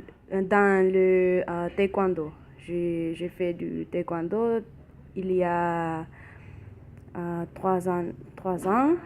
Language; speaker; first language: French; non-native, learner; Spanish